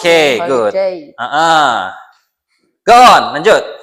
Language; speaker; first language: English; non-native, learner; Indonesian